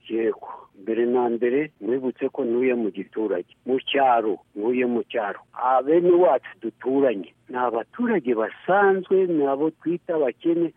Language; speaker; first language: Kinyarwanda; native; Kinyarwanda